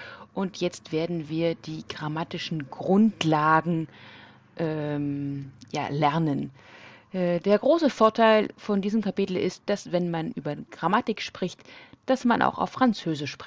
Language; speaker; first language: German; non-native, fluent; French